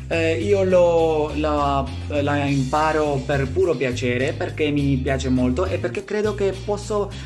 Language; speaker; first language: Italian; non-native, learner; Greek